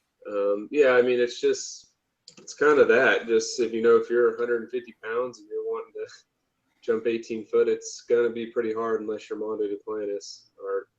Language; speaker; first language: English; native; English